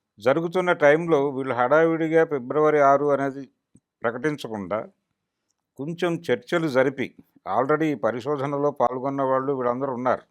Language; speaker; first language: Telugu; native; Telugu